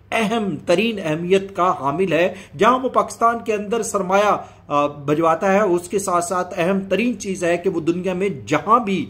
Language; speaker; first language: Urdu; native; Urdu